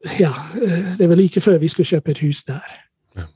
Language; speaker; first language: Norwegian; non-native, fluent; English